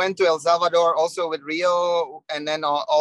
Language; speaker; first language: English; non-native, fluent; Indonesian